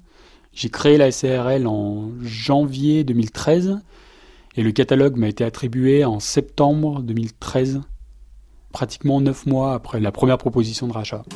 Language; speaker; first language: French; native; French